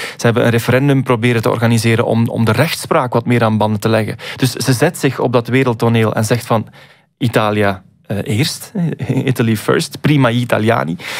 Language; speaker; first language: Dutch; native; Dutch